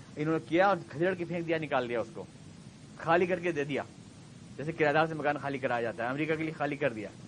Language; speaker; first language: Urdu; native; Urdu